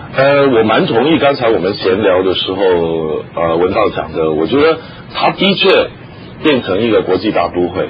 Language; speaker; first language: Chinese; non-native, local second language; Cantonese